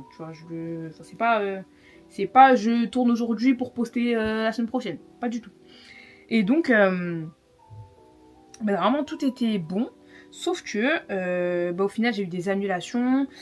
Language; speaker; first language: French; native; French